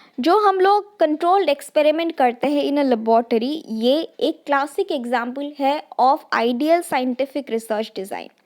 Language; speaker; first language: Hindi; non-native, local second language; Assamese